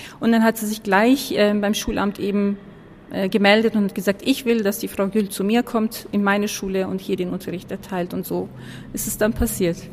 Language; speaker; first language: German; early bilingual, other home language; Turkish